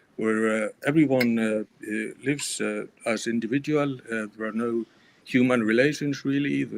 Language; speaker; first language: English; non-native, fluent; Icelandic